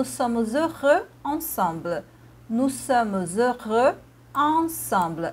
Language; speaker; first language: French; non-native, fluent; Portuguese